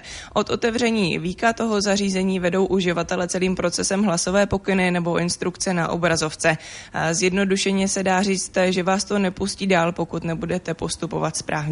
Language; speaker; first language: Czech; native; Czech